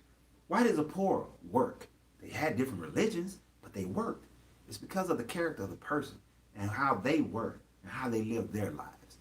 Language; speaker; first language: English; native; English